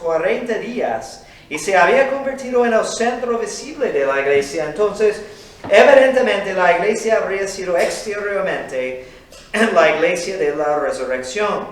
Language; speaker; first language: Spanish; non-native, fluent; English